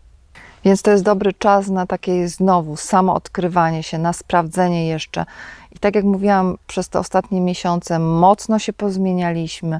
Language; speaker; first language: Polish; native; Polish